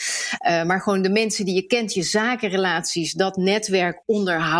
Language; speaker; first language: Dutch; native; Dutch